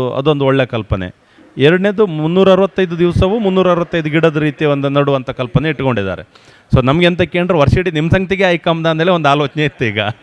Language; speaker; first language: Kannada; native; Kannada